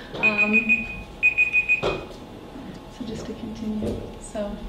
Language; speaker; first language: English; native; English